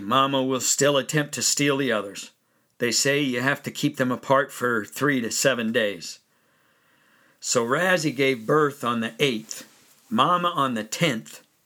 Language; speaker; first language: English; native; English